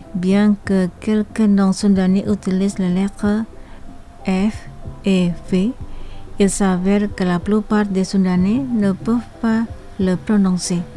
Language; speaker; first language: French; non-native, fluent; Indonesian